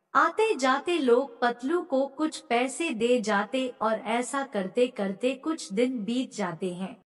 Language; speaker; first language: Hindi; native; Hindi